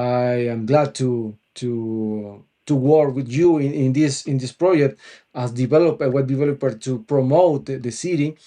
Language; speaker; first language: English; non-native, local second language; Spanish